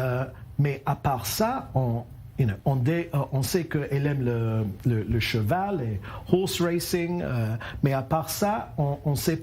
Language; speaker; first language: French; non-native, learner; English